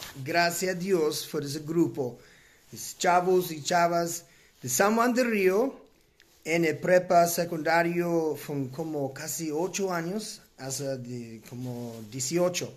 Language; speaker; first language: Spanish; non-native, learner; English